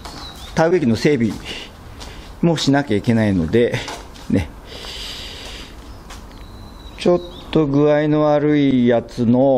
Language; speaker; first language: Japanese; native; Japanese